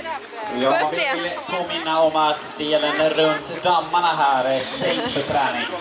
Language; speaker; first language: Swedish; native; Swedish